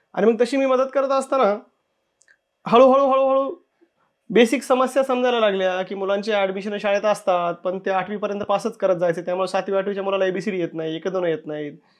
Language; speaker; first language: Marathi; native; Marathi